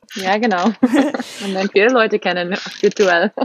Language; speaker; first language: German; non-native, fluent; English